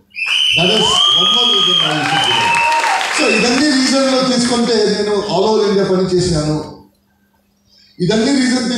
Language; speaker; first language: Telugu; non-native, fluent; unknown